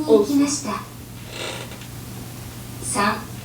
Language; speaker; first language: Japanese; non-native, learner; English